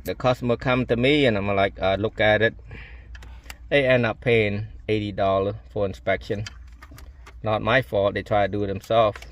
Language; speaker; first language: English; non-native, local second language; Khmer